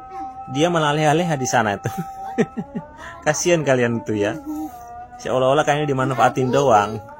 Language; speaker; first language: Indonesian; native; Indonesian